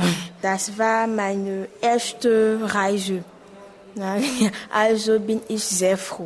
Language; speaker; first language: German; non-native, learner; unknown